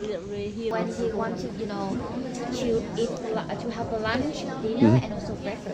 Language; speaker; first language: English; non-native, learner; Vietnamese